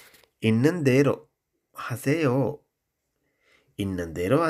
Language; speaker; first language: Korean; non-native, fluent; Sinhala